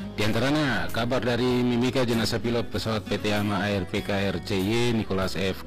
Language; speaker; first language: Indonesian; native; Indonesian